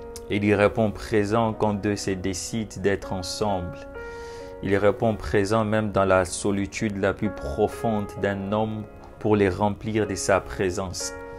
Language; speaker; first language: French; non-native, local second language; Lingala